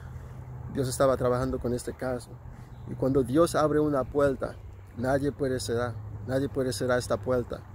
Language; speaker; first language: Spanish; non-native, local second language; Haitian Creole